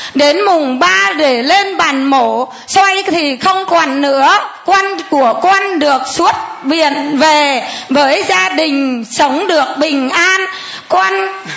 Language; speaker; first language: Vietnamese; non-native, local second language; Muong